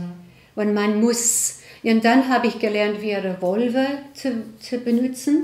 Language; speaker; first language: German; non-native, learner; English